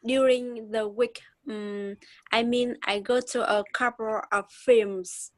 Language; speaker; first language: English; non-native, learner; Vietnamese